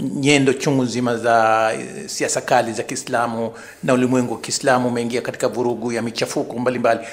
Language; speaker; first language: Swahili; native; Swahili